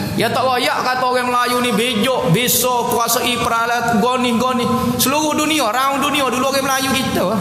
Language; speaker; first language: Malay; native; Malay